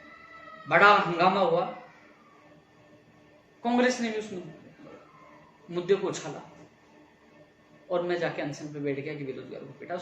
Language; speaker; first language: Hindi; native; Hindi